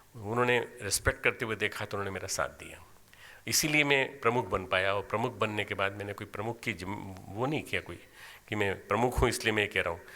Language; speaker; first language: Hindi; native; Hindi